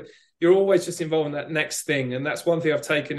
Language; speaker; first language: English; native; English